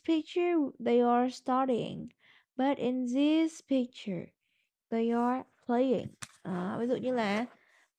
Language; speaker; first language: English; non-native, learner; Vietnamese